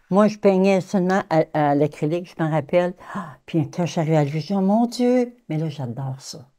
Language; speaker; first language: French; native; French